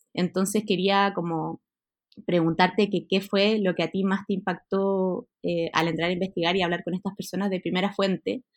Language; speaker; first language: Spanish; native; Spanish